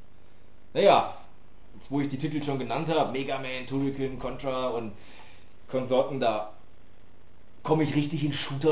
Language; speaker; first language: German; native; German